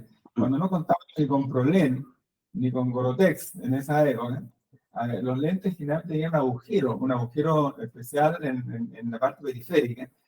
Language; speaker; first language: Spanish; native; Spanish